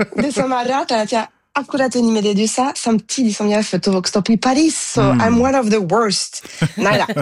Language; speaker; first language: Norwegian; non-native, fluent; French